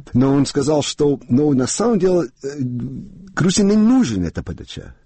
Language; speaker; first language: Russian; non-native, learner; English